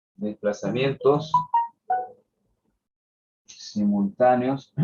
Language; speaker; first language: Spanish; native; Spanish